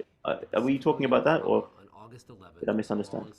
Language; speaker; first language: English; native; English